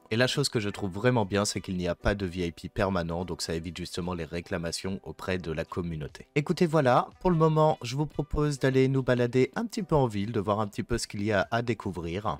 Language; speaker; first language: French; native; French